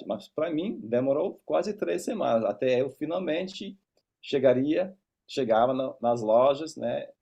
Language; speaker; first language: Portuguese; non-native, fluent; English